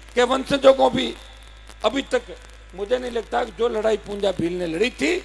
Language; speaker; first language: Hindi; native; Hindi